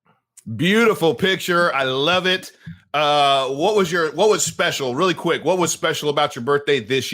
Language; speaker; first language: English; native; English